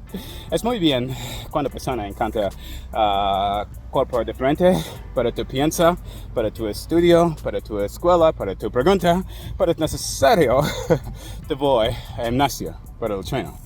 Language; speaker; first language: Spanish; non-native, learner; English